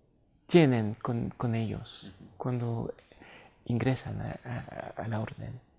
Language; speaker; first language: Spanish; non-native, fluent; French